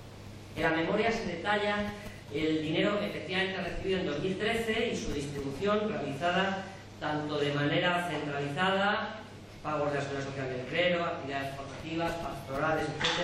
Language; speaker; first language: Spanish; native; Spanish